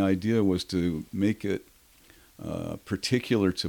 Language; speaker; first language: English; native; English